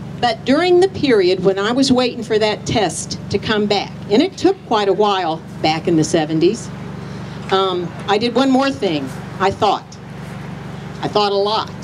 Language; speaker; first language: English; native; English